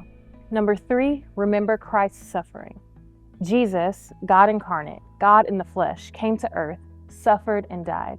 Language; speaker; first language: English; native; English